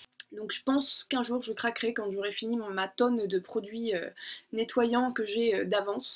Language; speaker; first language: French; native; French